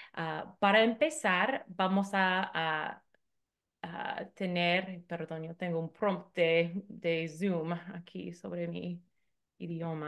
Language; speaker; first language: Spanish; non-native, fluent; English